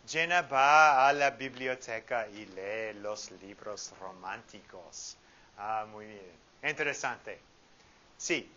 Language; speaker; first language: Spanish; non-native, fluent; English